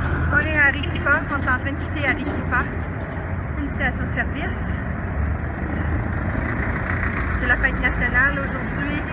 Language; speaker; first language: French; native; French